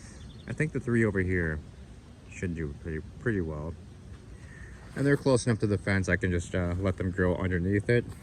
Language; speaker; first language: English; native; English